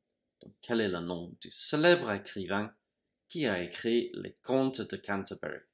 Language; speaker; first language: French; non-native, fluent; English